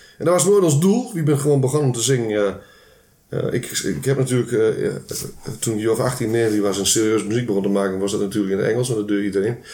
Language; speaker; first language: Dutch; native; Dutch